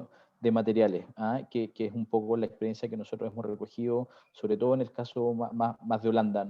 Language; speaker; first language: Spanish; native; Spanish